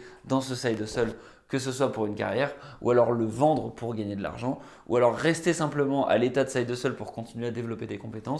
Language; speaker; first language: French; native; French